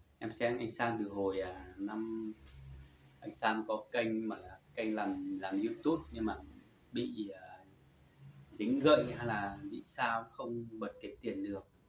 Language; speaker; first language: Vietnamese; non-native, local second language; Hmong